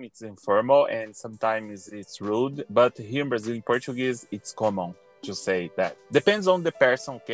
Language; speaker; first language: English; non-native, learner; Portuguese